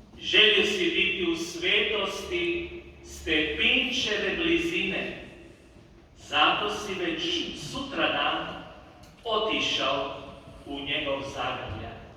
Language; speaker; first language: Bosnian; early bilingual, heritage; Croatian